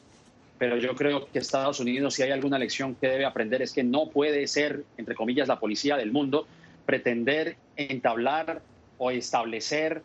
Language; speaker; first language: Spanish; native; Spanish